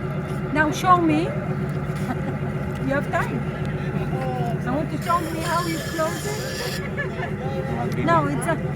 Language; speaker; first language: English; non-native, learner; Hebrew